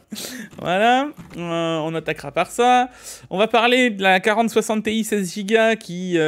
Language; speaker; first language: French; native; French